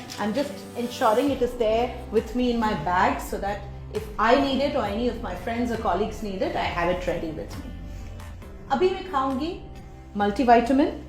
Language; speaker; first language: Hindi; non-native, local second language; Bangla